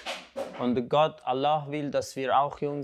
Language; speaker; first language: German; non-native, fluent; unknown